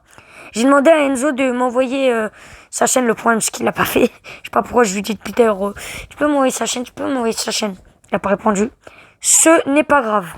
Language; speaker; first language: French; native; French